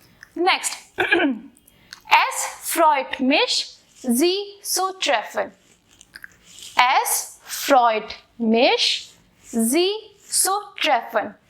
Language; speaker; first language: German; non-native, fluent; Hindi